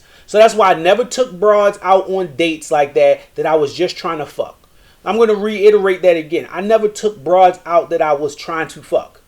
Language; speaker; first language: English; native; English